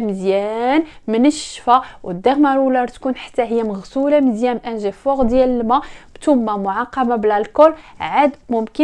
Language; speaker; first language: Arabic; native; Arabic